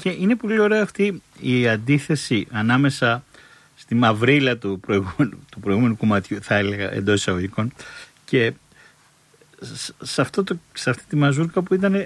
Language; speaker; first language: Greek; native; Greek